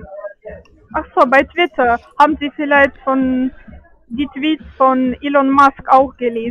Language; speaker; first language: German; non-native, fluent; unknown